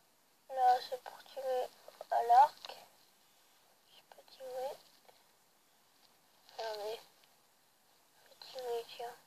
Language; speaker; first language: French; early bilingual, other home language; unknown